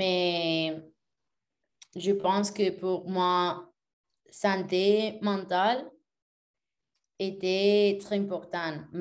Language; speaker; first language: French; non-native, learner; Spanish